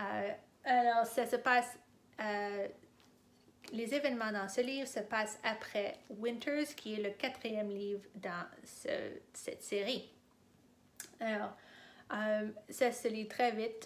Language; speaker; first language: French; non-native, fluent; English